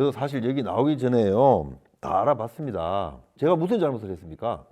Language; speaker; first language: Korean; native; Korean